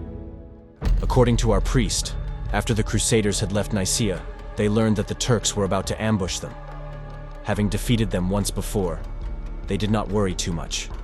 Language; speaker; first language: English; native; English